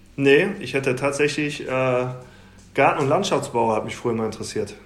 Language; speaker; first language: German; native; German